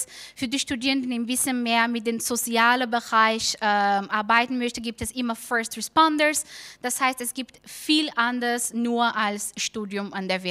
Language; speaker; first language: German; non-native, fluent; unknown